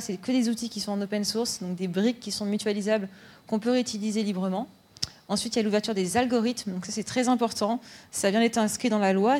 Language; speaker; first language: French; native; French